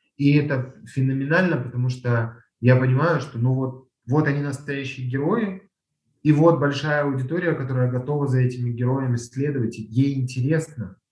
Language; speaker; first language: Russian; native; Russian